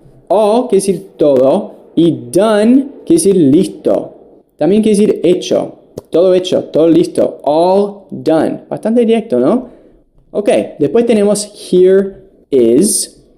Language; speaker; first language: Spanish; non-native, fluent; English